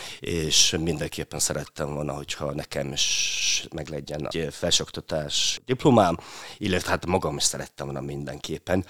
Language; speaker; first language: Hungarian; non-native, fluent; Mongolian